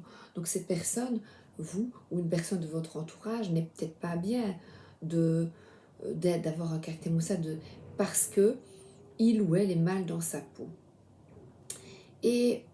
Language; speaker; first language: French; native; French